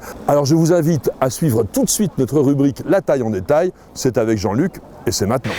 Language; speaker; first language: French; native; French